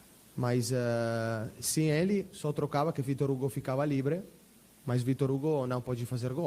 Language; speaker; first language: Portuguese; non-native, fluent; Italian